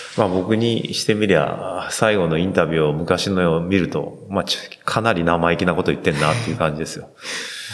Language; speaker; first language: Japanese; native; Japanese